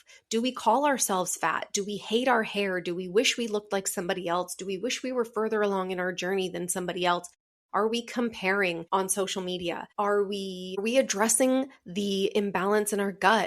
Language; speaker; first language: English; native; English